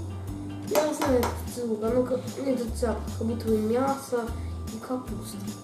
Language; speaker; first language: Russian; early bilingual, heritage; Russian